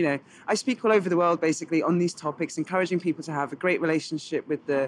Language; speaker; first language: English; native; English